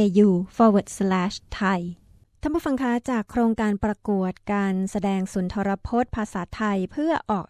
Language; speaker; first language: Thai; native; Thai